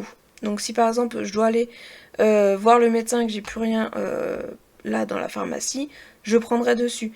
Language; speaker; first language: French; native; French